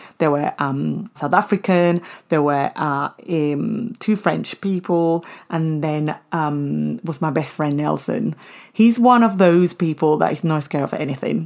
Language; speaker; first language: English; non-native, fluent; Spanish